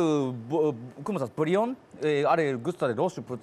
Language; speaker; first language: Romanian; non-native, learner; Japanese